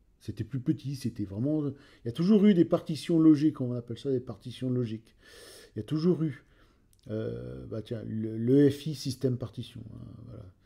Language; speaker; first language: French; native; French